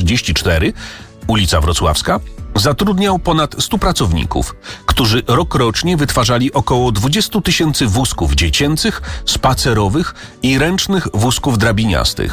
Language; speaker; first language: Polish; native; Polish